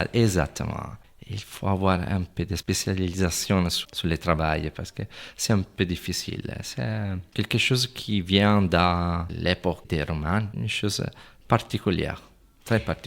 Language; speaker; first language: French; non-native, fluent; Italian